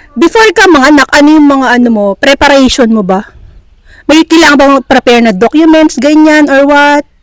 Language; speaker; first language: Filipino; native; Filipino